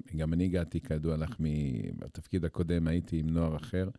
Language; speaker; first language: Hebrew; native; Hebrew